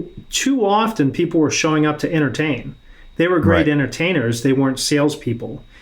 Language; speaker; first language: English; native; English